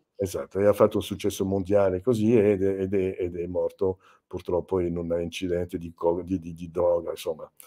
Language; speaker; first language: Italian; non-native, fluent; French